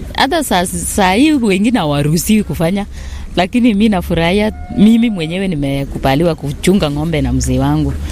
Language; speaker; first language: Swahili; non-native, local second language; Kalenjin